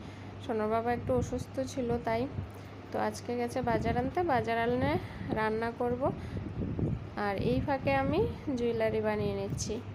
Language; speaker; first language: Bangla; native; Bangla